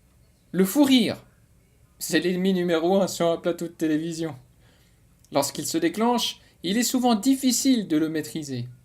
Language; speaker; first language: French; native; French